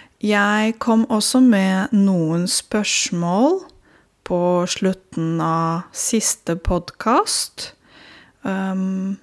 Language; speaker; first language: Norwegian; non-native, fluent; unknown